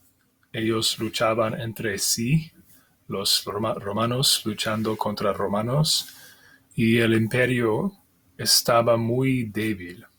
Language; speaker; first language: Spanish; non-native, fluent; English